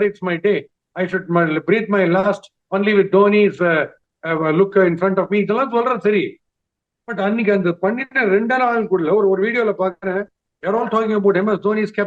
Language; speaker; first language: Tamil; native; Tamil